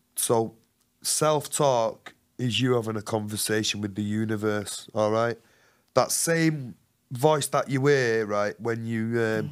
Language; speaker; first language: English; native; English